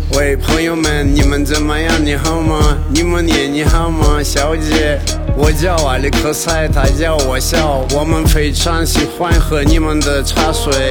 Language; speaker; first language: Chinese; non-native, learner; Russian